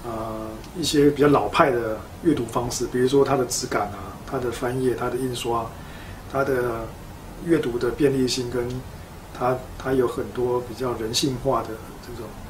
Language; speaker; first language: Chinese; native; Chinese